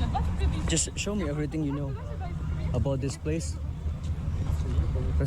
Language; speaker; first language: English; non-native, learner; Indonesian